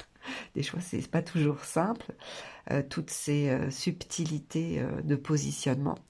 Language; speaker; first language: French; native; French